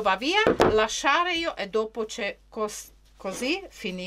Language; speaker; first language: Italian; non-native, learner; Czech